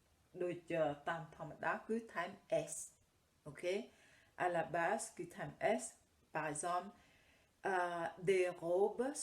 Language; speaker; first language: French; non-native, fluent; Khmer